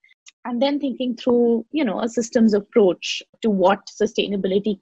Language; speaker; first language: English; non-native, local second language; Hindi